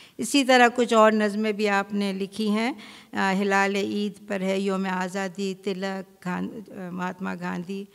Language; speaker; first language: Urdu; native; Urdu